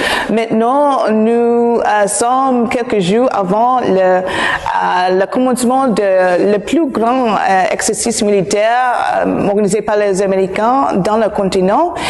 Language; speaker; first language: French; non-native, fluent; English